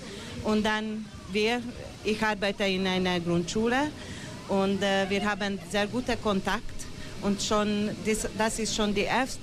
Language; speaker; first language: German; non-native, local second language; Hungarian